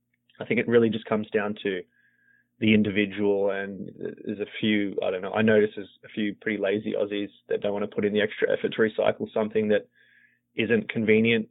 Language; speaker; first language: English; native; English